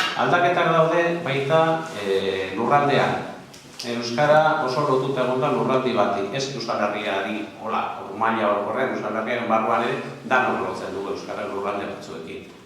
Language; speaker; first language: Basque; non-native, local second language; Spanish